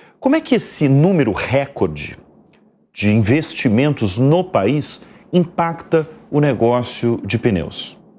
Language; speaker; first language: Portuguese; native; Portuguese